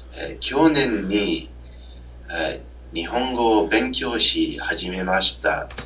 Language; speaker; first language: Japanese; non-native, learner; English